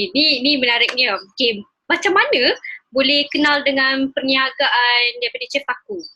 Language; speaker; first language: Malay; native; Malay